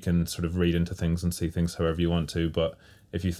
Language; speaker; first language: English; native; English